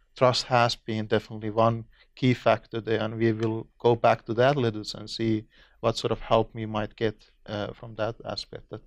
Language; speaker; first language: English; non-native, fluent; Finnish